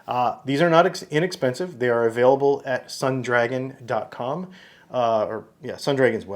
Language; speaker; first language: English; native; English